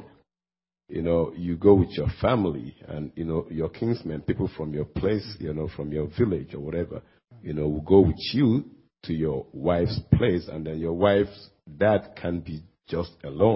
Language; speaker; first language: English; non-native, local second language; Igbo